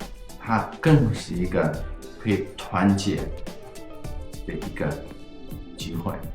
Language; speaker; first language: Chinese; non-native, fluent; Dutch